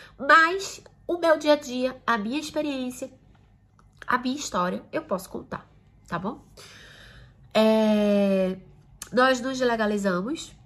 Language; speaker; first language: Portuguese; native; Portuguese